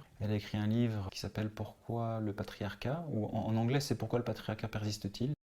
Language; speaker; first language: French; native; French